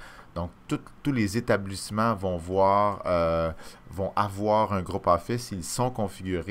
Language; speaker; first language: French; native; French